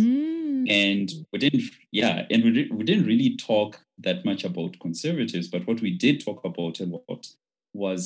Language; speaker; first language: English; non-native, local second language; Shona